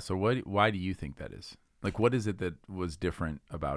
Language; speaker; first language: English; native; English